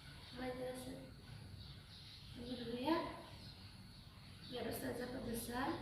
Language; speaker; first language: Indonesian; native; Indonesian